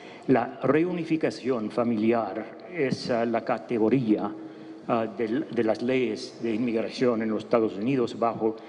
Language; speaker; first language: Spanish; non-native, fluent; English